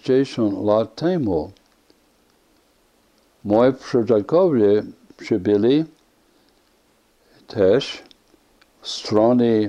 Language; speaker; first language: Polish; early bilingual, heritage; Polish